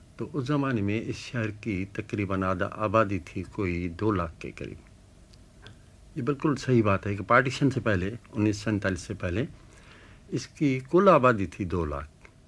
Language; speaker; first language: Urdu; native; Urdu